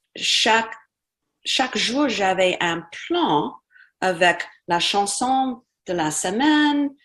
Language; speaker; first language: French; non-native, fluent; English